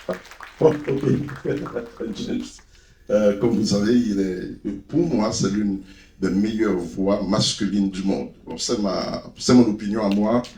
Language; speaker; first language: French; non-native, local second language; Haitian Creole